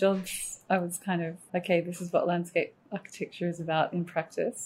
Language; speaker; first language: English; native; English